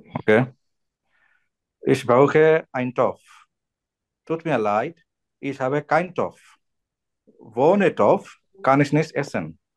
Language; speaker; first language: German; non-native, learner; Bangla